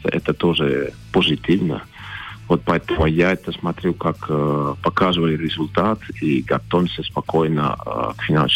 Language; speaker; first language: Russian; non-native, fluent; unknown